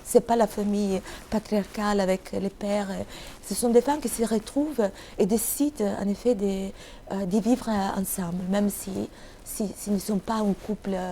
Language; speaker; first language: French; non-native, fluent; Italian